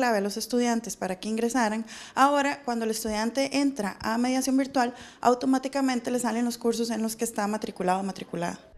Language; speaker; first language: Spanish; native; Spanish